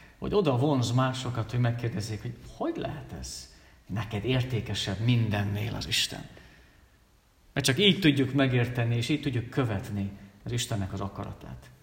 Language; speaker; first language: Hungarian; native; Hungarian